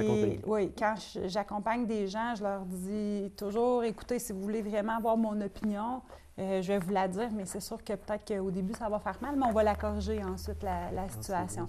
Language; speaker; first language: French; native; French